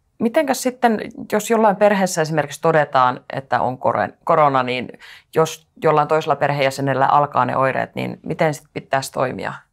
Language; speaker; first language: Finnish; native; Finnish